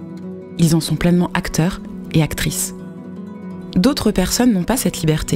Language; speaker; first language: French; native; French